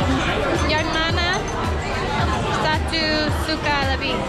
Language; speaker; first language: Indonesian; non-native, learner; English